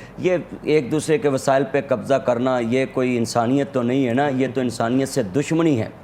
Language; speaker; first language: Urdu; non-native, local second language; Punjabi